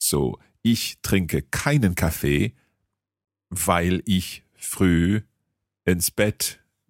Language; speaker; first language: German; non-native, fluent; English